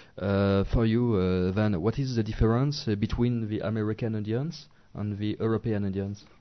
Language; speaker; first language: English; non-native, learner; French